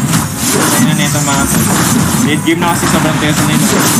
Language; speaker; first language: Filipino; native; Filipino